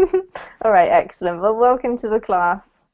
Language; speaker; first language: English; native; English